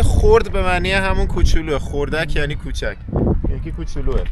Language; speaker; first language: Persian; native; Persian